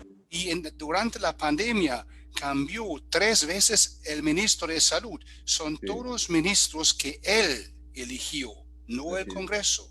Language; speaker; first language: Spanish; non-native, fluent; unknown